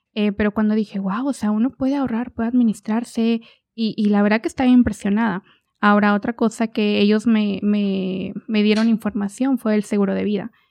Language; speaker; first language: Spanish; native; Spanish